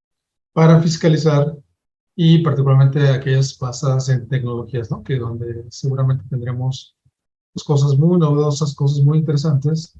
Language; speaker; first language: Spanish; native; Spanish